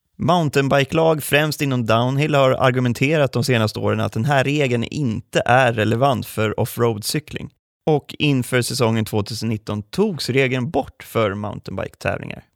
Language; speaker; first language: Swedish; native; Swedish